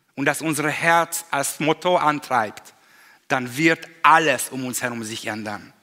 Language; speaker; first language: German; non-native, fluent; Hungarian